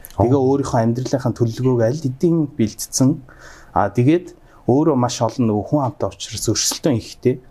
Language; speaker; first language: Mongolian; early bilingual, heritage; Mongolian